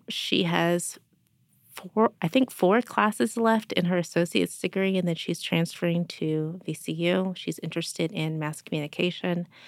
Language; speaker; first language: English; native; English